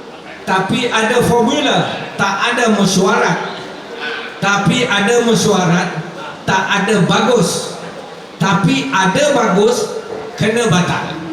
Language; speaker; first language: Malay; native; Malay